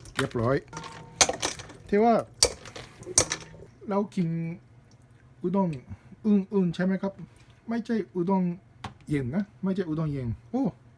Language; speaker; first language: Thai; non-native, learner; Japanese